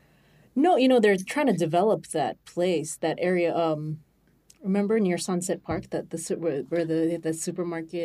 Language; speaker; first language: English; non-native, fluent; Japanese